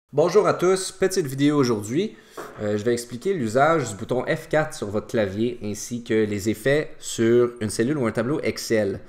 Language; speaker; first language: French; native; French